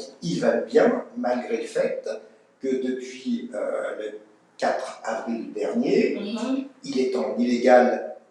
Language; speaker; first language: French; native; French